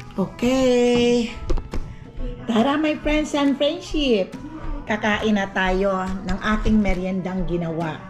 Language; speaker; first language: Filipino; non-native, local second language; Aklanon